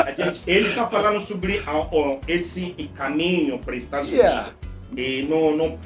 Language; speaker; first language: Portuguese; non-native, fluent; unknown